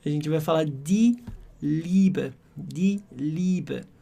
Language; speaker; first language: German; non-native, fluent; Portuguese